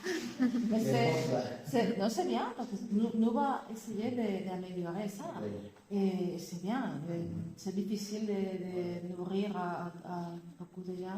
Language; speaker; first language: French; non-native, fluent; Spanish